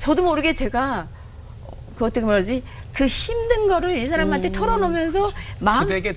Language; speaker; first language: Korean; native; Korean